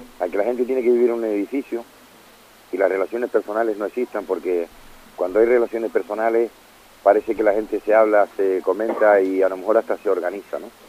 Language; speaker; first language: Spanish; native; Spanish